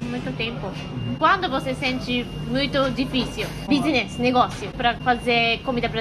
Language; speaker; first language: Portuguese; non-native, learner; Japanese